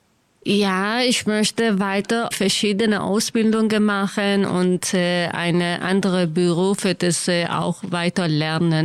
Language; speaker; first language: German; non-native, learner; Kurdish